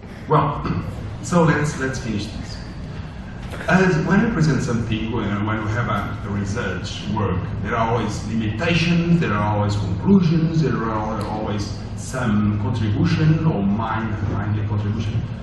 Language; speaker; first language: English; non-native, fluent; Portuguese